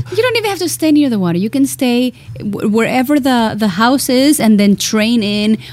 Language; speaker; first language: English; early bilingual, other home language; Spanish